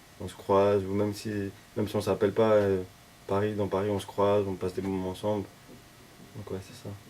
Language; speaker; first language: French; native; French